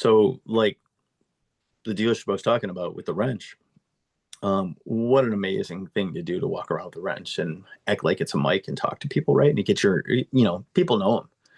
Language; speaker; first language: English; native; English